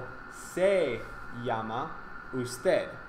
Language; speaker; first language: Spanish; non-native, fluent; English